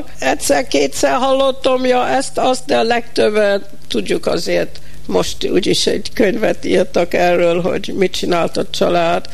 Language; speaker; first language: Hungarian; early bilingual, heritage; Hungarian